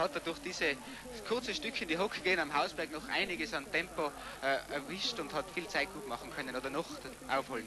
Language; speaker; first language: German; native; German